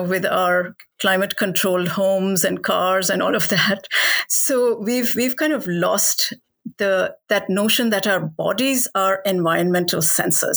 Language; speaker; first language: English; non-native, local second language; Hindi